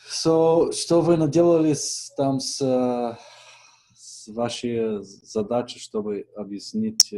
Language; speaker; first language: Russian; non-native, fluent; Bulgarian